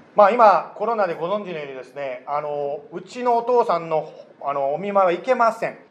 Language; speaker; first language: Japanese; native; Japanese